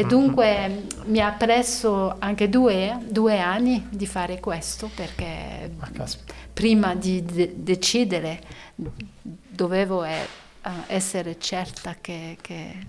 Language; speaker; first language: Italian; non-native, learner; French